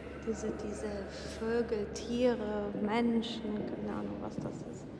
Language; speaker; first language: German; non-native, learner; Ukrainian